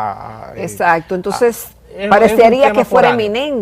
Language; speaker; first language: Spanish; native; Spanish